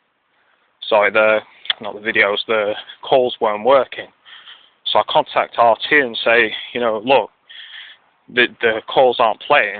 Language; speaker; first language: English; native; English